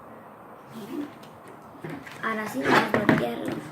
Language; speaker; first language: Spanish; early bilingual, heritage; Spanish